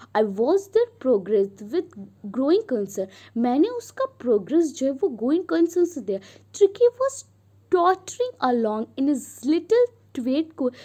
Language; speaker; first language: Hindi; native; Hindi